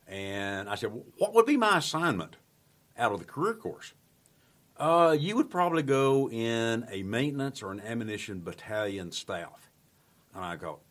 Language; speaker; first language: English; native; English